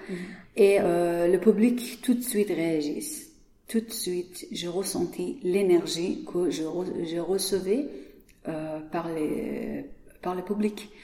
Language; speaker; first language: French; non-native, learner; Persian